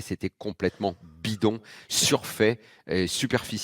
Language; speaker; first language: French; native; French